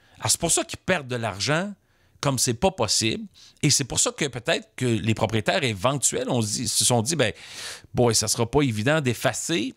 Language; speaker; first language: French; native; French